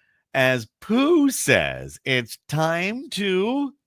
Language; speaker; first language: English; native; English